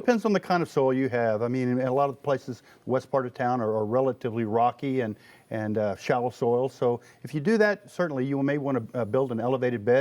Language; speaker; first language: English; native; English